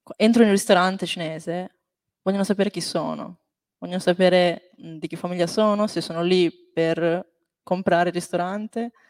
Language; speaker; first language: Italian; early bilingual, other home language; Chinese